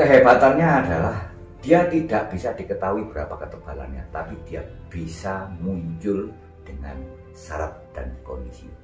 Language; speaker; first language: Indonesian; non-native, local second language; Javanese